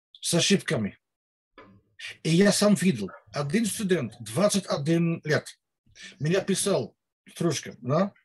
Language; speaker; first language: Russian; non-native, learner; Dutch